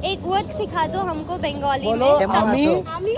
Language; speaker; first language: Hindi; non-native, local second language; Khasi